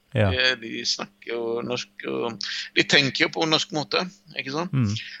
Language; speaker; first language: Norwegian; non-native, fluent; Sinhala